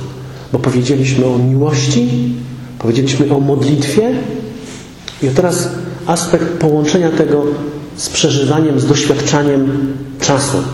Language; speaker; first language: Polish; native; Polish